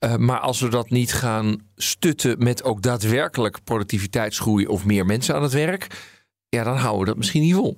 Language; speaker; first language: Dutch; native; Dutch